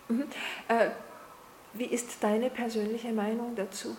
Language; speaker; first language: German; non-native, fluent; French